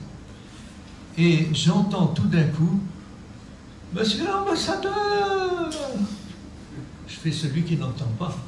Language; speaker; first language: French; native; French